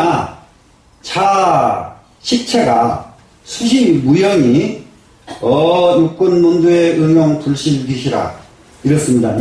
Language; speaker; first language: Korean; native; Korean